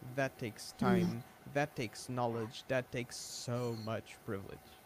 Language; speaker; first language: English; non-native, fluent; Portuguese